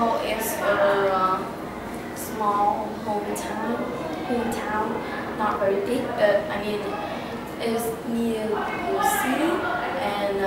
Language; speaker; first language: English; non-native, learner; Vietnamese